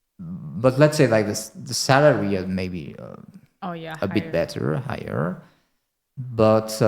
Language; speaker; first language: English; non-native, fluent; French